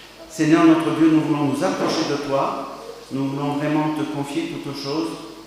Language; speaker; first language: French; native; French